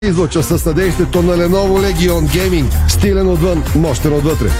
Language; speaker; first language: Bulgarian; native; Bulgarian